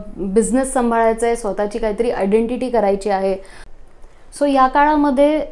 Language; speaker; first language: Marathi; native; Marathi